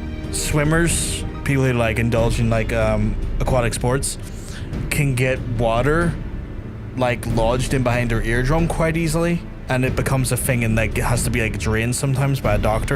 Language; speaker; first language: English; native; English